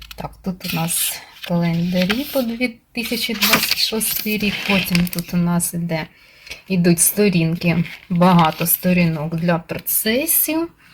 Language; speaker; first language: Ukrainian; non-native, local second language; Russian